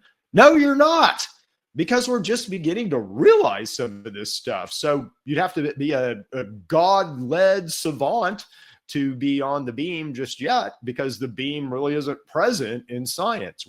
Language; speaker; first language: English; native; English